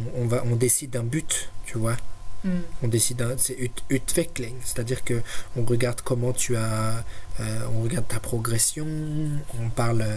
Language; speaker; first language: French; native; French